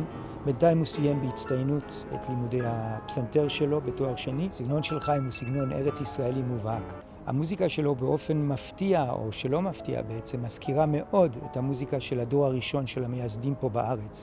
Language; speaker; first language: Hebrew; native; Hebrew